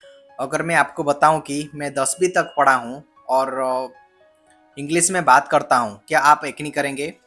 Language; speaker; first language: Hindi; non-native, local second language; Odia